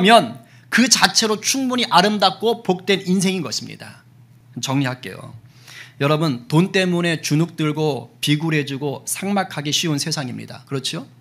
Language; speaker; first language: Korean; native; Korean